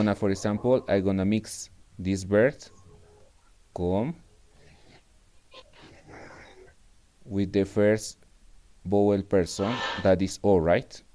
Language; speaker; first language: English; non-native, fluent; Spanish